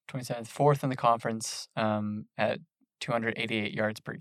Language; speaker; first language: English; native; English